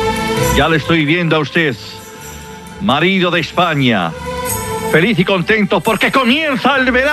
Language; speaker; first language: Spanish; native; Spanish